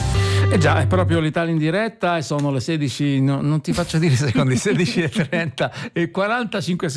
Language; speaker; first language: Italian; native; Italian